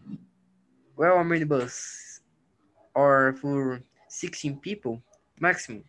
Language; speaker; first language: English; non-native, learner; Portuguese